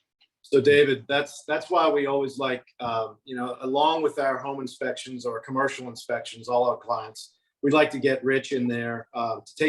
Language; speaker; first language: English; native; English